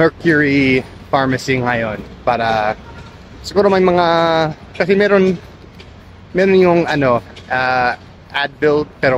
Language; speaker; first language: Filipino; non-native, learner; English